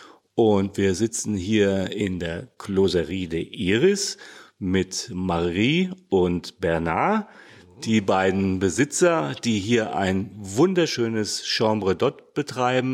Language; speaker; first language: German; native; German